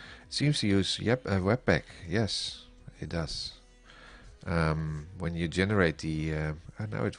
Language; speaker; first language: English; non-native, fluent; Dutch